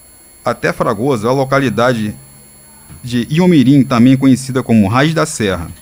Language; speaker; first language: Portuguese; native; Portuguese